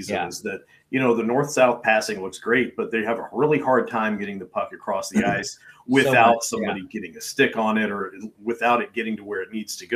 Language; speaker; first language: English; native; English